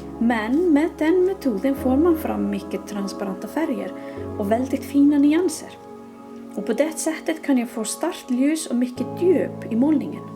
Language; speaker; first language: Swedish; non-native, fluent; Icelandic